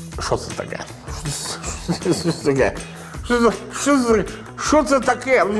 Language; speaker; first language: Ukrainian; non-native, learner; Italian